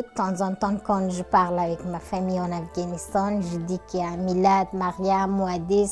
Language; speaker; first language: French; non-native, learner; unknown